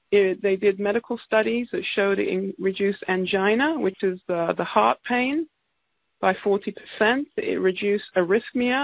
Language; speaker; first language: English; native; English